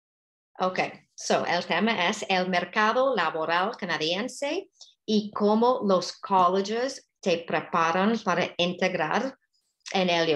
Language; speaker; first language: Spanish; non-native, fluent; English